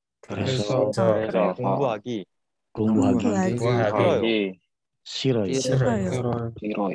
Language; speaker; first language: Korean; non-native, learner; Indonesian